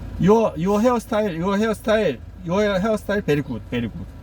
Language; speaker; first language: English; non-native, learner; Korean